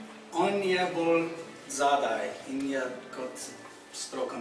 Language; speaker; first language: Slovenian; non-native, fluent; English